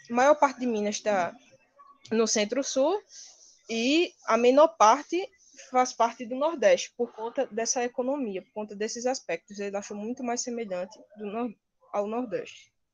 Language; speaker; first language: Portuguese; native; Portuguese